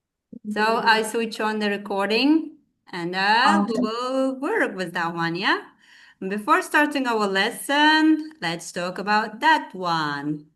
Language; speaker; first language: English; non-native, fluent; Kazakh